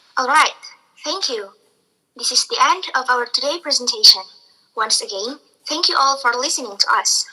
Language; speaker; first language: English; non-native, learner; Indonesian